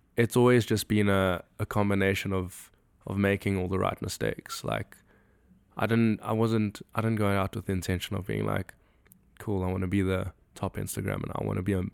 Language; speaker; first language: English; native; English